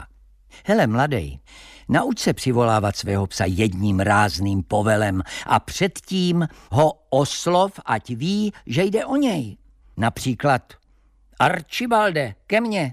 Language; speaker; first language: Czech; native; Czech